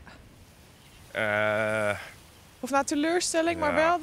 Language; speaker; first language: Dutch; native; Dutch